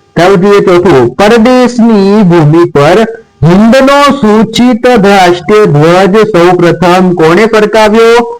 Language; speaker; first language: Gujarati; non-native, local second language; Marathi